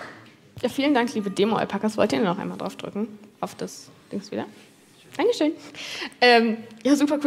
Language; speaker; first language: German; native; German